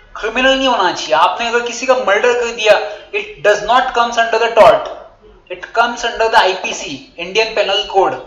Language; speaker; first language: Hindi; non-native, local second language; Marathi